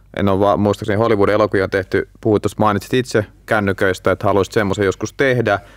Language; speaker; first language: Finnish; native; Finnish